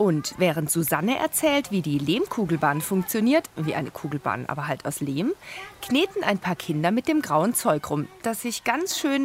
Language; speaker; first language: German; native; German